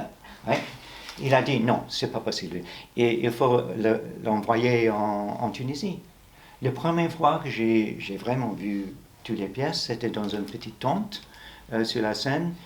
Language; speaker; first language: French; non-native, learner; English